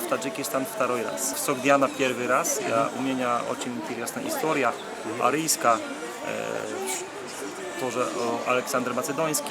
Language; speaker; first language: Russian; non-native, learner; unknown